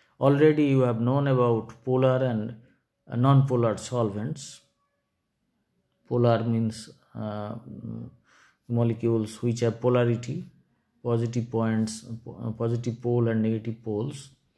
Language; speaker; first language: English; non-native, local second language; Bangla